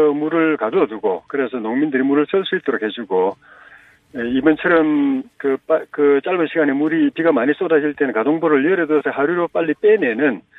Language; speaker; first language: Korean; native; Korean